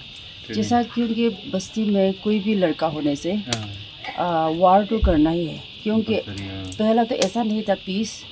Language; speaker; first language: Hindi; non-native, local second language; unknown